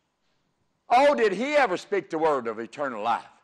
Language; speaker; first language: English; native; English